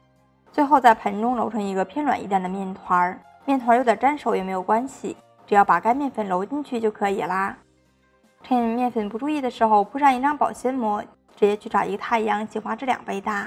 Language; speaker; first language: Chinese; native; Chinese